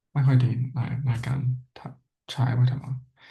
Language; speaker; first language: Thai; non-native, learner; English